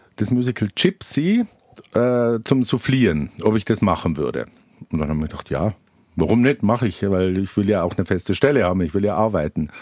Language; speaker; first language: German; native; German